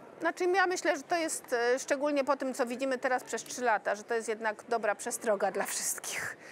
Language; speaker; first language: Polish; native; Polish